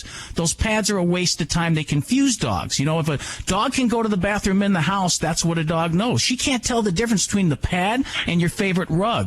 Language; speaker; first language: English; native; English